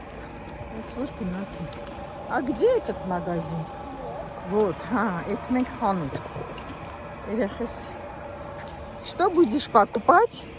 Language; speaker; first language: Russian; non-native, fluent; Armenian